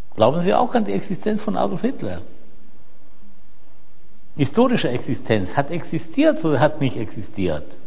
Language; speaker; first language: German; non-native, fluent; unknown